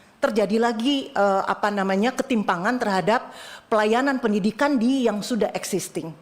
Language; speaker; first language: Indonesian; native; Indonesian